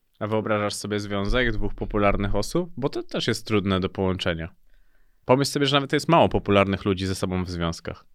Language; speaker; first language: Polish; native; Polish